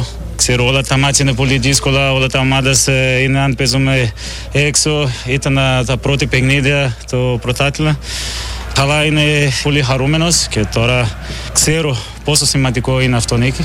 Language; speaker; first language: Greek; non-native, learner; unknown